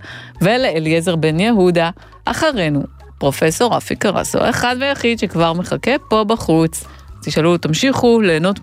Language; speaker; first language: Hebrew; native; Hebrew